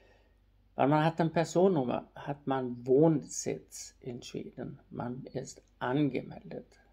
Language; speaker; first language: German; non-native, fluent; Swedish